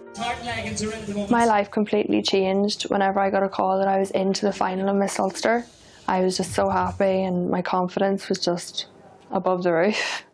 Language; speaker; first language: English; native; English